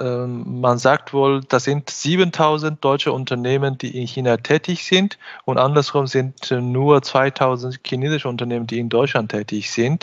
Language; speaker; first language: German; non-native, fluent; Chinese